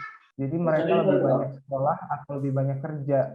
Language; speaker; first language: Indonesian; native; Indonesian